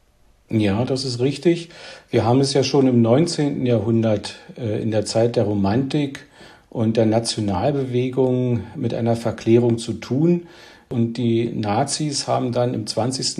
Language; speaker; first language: German; native; German